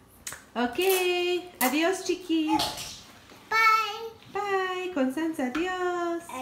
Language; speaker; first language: Spanish; non-native, learner; English